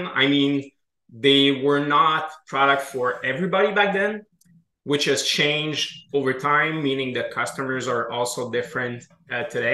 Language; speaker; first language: English; non-native, fluent; French